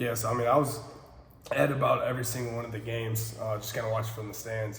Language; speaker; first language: English; native; English